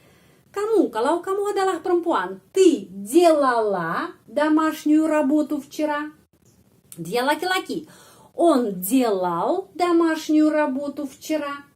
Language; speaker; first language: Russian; non-native, fluent; Indonesian